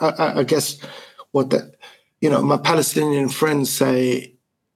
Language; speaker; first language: English; native; English